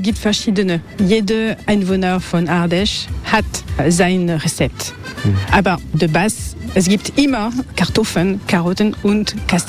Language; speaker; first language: German; non-native, learner; French